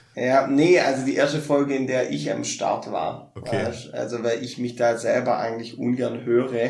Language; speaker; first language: German; native; German